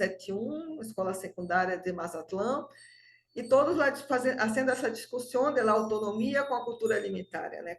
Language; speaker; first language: Portuguese; non-native, fluent; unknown